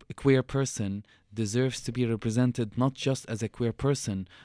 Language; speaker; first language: English; non-native, fluent; Arabic